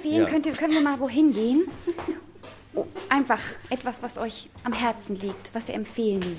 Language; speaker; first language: German; native; German